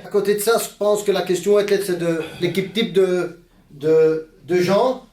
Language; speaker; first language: French; native; French